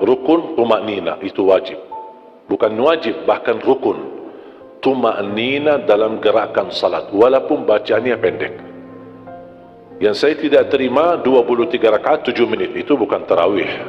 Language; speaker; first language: Indonesian; non-native, fluent; Arabic